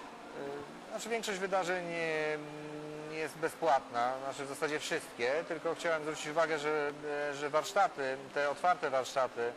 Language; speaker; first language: Polish; native; Polish